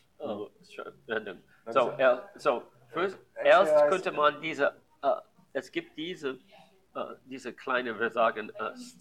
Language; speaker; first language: German; non-native, learner; English